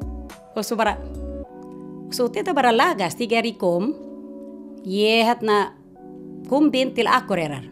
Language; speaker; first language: Icelandic; non-native, learner; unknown